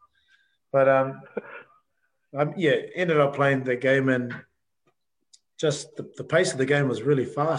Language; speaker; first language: English; native; English